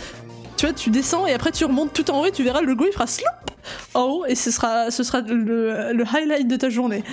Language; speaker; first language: French; native; French